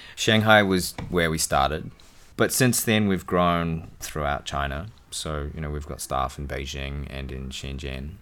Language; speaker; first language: English; native; English